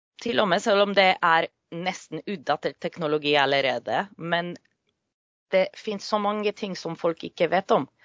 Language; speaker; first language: Norwegian; non-native, fluent; Polish